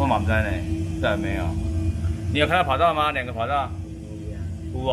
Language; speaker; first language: Chinese; native; Chinese